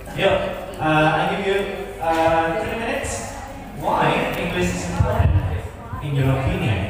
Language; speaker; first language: English; non-native, fluent; Indonesian